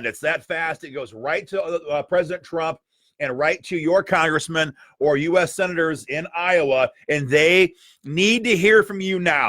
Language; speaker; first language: English; native; English